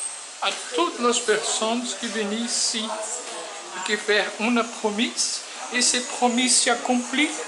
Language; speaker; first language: French; non-native, learner; Portuguese